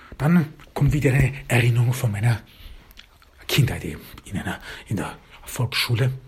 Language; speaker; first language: German; early bilingual, other home language; Turkish